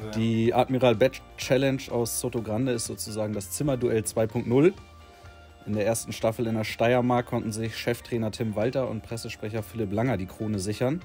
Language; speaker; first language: German; native; German